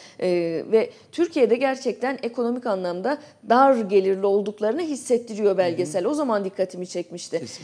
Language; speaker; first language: Turkish; native; Turkish